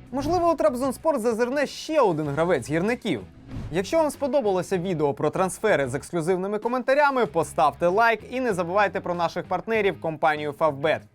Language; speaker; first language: Ukrainian; native; Ukrainian